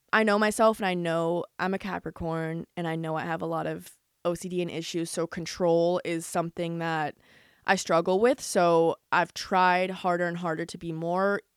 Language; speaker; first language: English; native; English